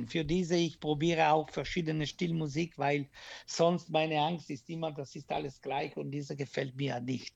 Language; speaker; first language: German; non-native, learner; Italian